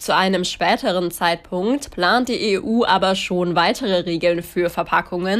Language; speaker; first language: German; native; German